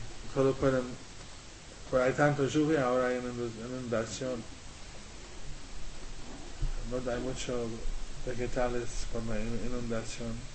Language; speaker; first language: Spanish; non-native, learner; English